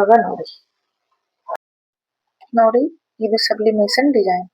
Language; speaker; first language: Kannada; non-native, learner; Hindi